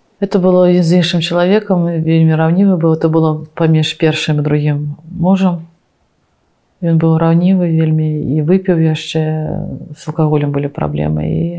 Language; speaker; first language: Belarusian; non-native, local second language; Russian